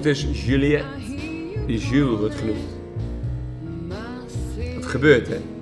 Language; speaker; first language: Dutch; native; Dutch